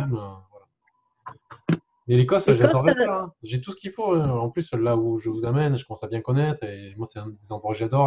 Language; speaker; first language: French; native; French